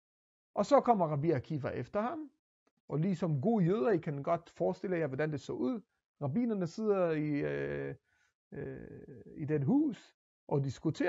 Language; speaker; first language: Danish; non-native, fluent; Hebrew